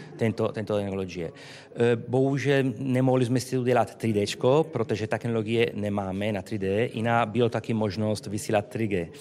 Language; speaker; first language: Czech; non-native, fluent; Italian